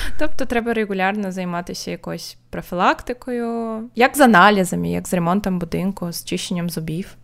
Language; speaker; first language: Ukrainian; non-native, local second language; Russian